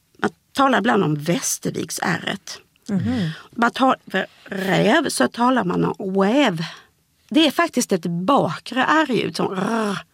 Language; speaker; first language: Swedish; native; Swedish